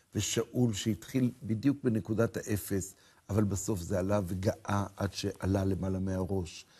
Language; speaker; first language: Hebrew; native; Hebrew